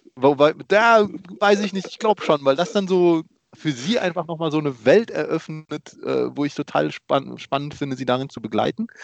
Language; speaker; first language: German; early bilingual, other home language; Polish